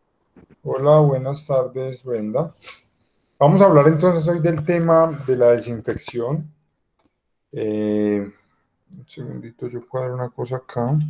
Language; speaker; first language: Spanish; native; Spanish